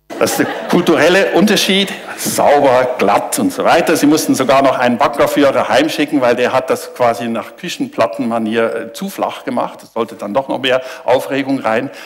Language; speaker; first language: German; native; German